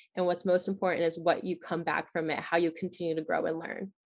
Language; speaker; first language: English; native; English